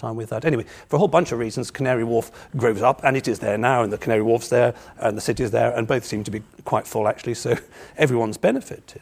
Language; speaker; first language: English; native; English